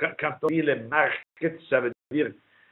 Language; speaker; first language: French; non-native, learner; Italian